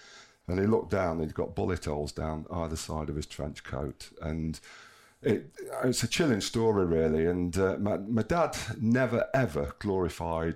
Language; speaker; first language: English; native; English